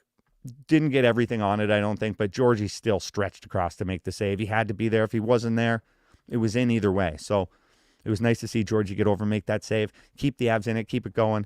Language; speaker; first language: English; native; English